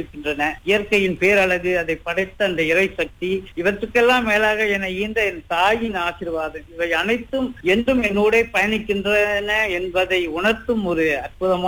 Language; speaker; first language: Tamil; early bilingual, heritage; Tamil